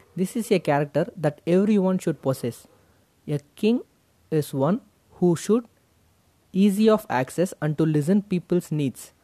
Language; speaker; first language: English; non-native, local second language; Tamil